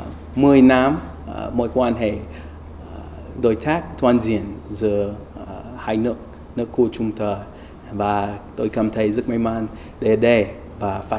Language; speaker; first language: Vietnamese; non-native, learner; English